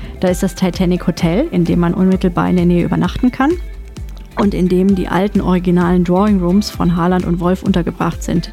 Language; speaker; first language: German; native; German